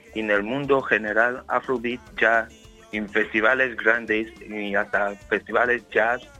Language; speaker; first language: Spanish; non-native, learner; Yoruba